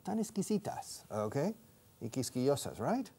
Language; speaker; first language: Spanish; non-native, fluent; English